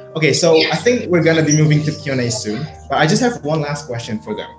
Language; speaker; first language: English; non-native, fluent; Indonesian